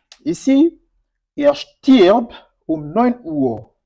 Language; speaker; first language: German; non-native, fluent; French